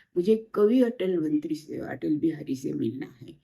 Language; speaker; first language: Hindi; non-native, local second language; Marathi